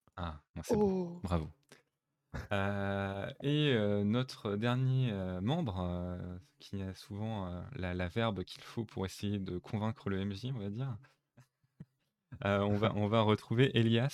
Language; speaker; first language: French; native; French